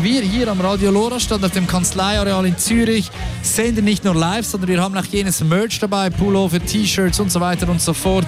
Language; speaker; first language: German; native; German